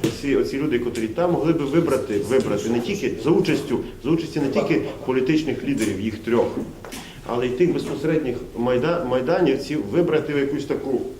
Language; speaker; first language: Ukrainian; native; Ukrainian